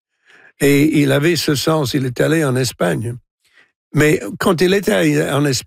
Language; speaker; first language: French; non-native, fluent; English